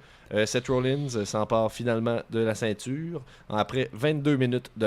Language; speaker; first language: French; native; French